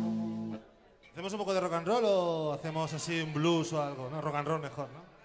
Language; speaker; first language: Spanish; non-native, fluent; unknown